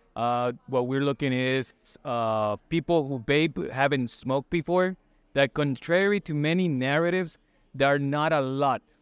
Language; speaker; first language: English; non-native, fluent; Spanish